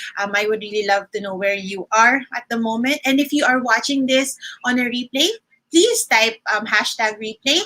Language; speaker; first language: English; non-native, local second language; Filipino